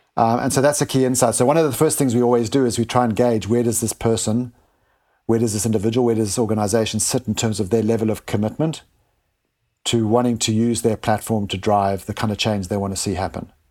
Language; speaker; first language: English; native; English